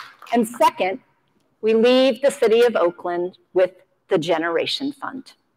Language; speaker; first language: English; native; English